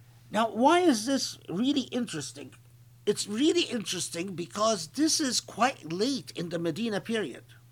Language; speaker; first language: English; non-native, fluent; Arabic